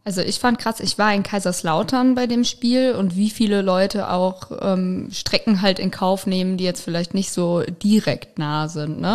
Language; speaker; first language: German; native; German